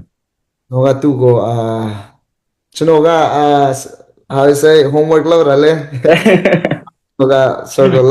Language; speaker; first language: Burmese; early bilingual, heritage; Burmese